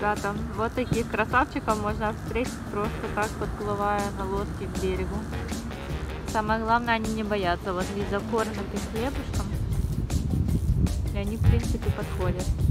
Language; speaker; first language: Russian; native; Russian